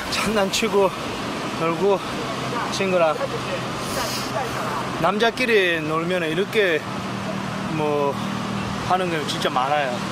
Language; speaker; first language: Korean; early bilingual, heritage; Japanese